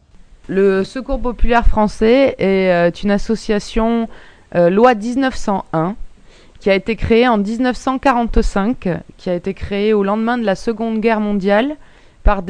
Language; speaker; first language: French; native; French